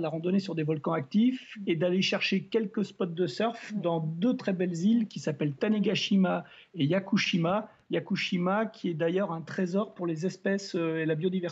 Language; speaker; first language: French; native; French